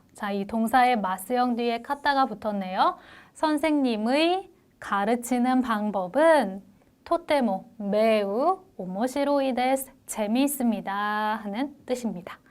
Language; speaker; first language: Korean; native; Korean